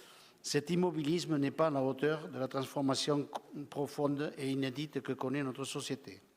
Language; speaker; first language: French; native; French